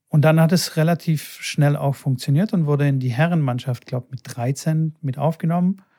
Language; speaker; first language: German; early bilingual, other home language; Bulgarian